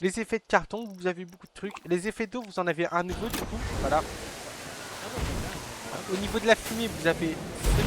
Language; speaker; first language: French; native; French